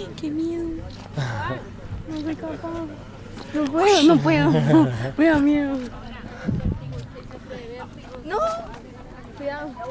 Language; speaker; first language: Spanish; native; Spanish